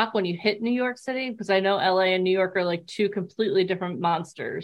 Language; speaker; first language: English; native; English